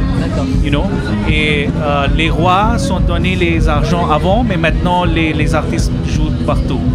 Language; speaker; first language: French; non-native, learner; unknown